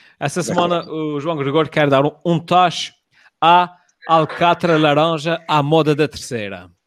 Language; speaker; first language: Portuguese; native; Portuguese